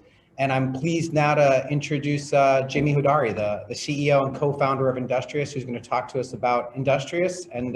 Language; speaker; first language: English; native; English